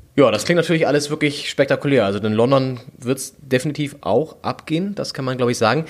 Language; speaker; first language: German; native; German